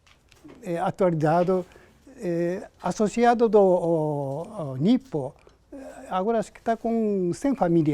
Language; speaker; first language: Portuguese; non-native, learner; Japanese